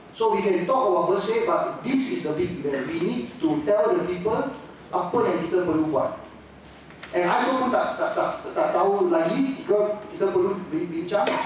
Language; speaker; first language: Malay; non-native, local second language; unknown